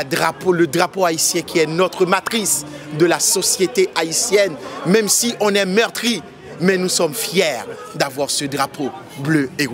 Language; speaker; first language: French; non-native, local second language; Haitian Creole